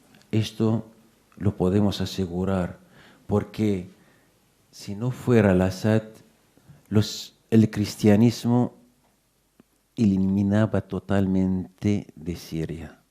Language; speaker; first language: Spanish; non-native, fluent; Arabic